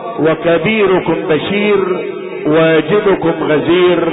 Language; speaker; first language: Arabic; native; Arabic